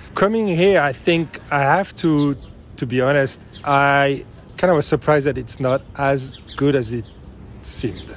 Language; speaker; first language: English; non-native, fluent; French